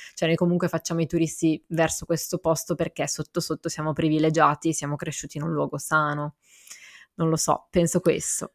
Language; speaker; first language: Italian; native; Italian